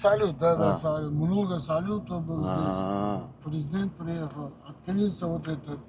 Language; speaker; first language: Russian; non-native, local second language; Uzbek